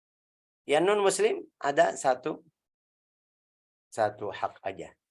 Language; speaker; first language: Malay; non-native, learner; Arabic